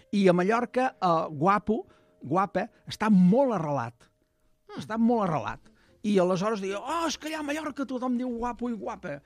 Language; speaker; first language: Catalan; native; Catalan